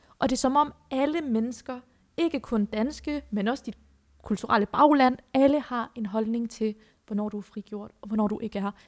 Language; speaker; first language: Danish; early bilingual, other home language; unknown